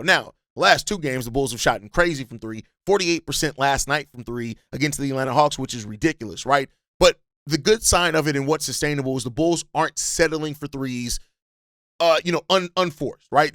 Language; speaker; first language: English; native; English